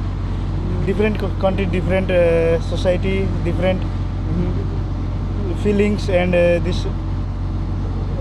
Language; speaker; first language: English; non-native, learner; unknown